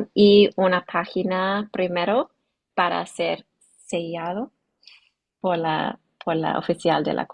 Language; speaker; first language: Spanish; non-native, learner; English